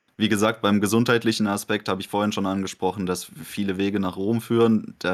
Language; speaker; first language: German; native; German